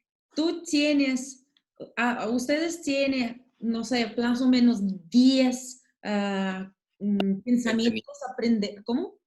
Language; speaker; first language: Spanish; non-native, learner; Russian